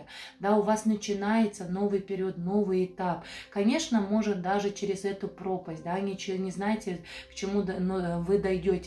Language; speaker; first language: Russian; non-native, fluent; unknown